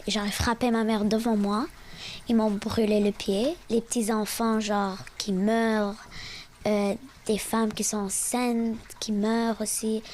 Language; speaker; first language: French; early bilingual, other home language; Arabic